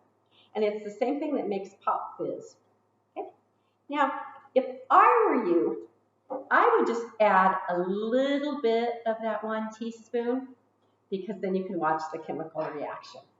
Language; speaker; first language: English; native; English